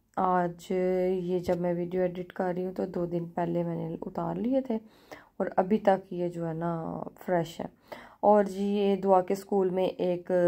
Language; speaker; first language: Urdu; native; Urdu